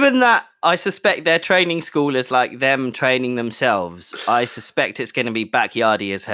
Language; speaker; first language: English; native; English